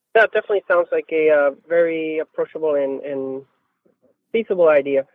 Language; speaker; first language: English; non-native, fluent; Spanish